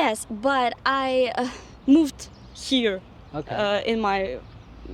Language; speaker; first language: English; non-native, fluent; Russian